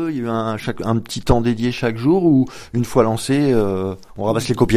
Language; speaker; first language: French; native; French